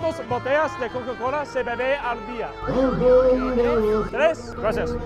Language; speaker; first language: Spanish; non-native, learner; English